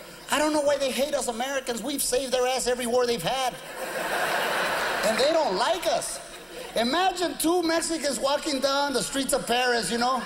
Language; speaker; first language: English; early bilingual, other home language; Spanish